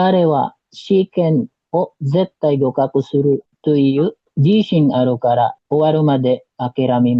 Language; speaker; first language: Japanese; non-native, learner; Filipino